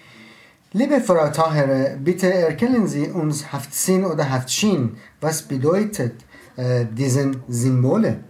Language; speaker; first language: German; non-native, learner; Persian